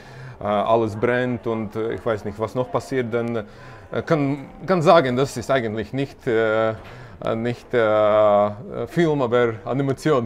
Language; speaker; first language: German; non-native, learner; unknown